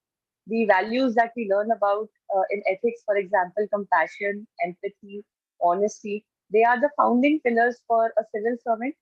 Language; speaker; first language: English; non-native, local second language; Hindi